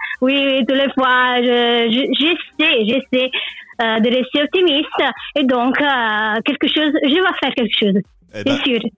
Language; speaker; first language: French; non-native, learner; Italian